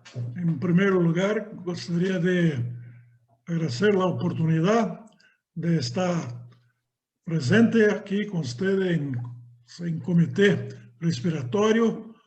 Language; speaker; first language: Spanish; non-native, fluent; Portuguese